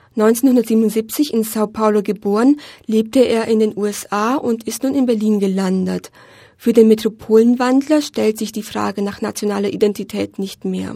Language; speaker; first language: German; native; German